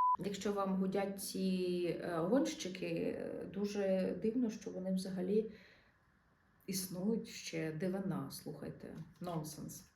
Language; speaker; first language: Ukrainian; non-native, local second language; Russian